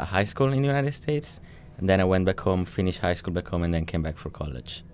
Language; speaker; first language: English; non-native, fluent; Italian